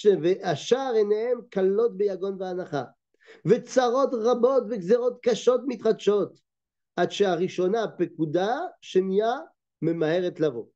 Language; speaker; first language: Hebrew; non-native, fluent; French